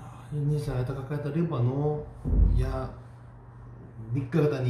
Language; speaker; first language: Russian; non-native, learner; Korean